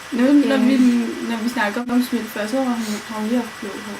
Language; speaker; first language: Danish; native; Danish